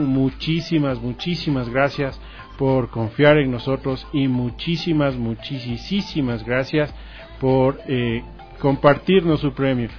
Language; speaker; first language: Spanish; native; Spanish